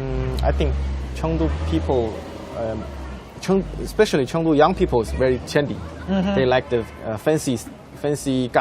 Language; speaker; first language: English; non-native, fluent; Korean